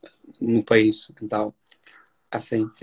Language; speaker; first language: Portuguese; non-native, fluent; English